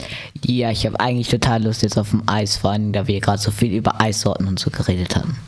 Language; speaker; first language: German; native; German